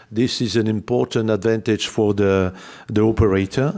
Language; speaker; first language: English; non-native, fluent; French